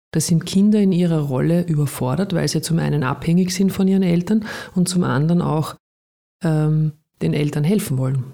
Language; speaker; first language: German; native; German